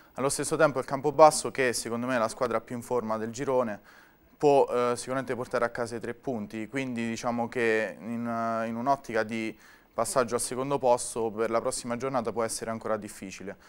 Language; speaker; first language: Italian; native; Italian